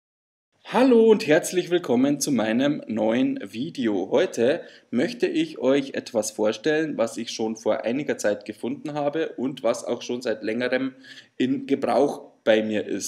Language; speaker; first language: German; native; German